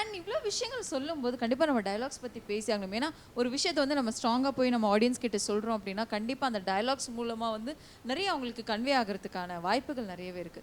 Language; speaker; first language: Tamil; native; Tamil